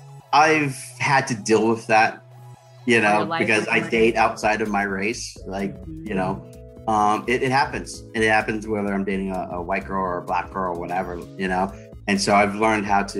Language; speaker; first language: English; native; English